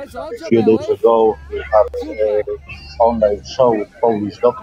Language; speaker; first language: English; non-native, learner; Polish